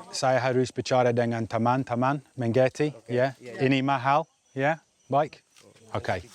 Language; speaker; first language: Indonesian; non-native, learner; English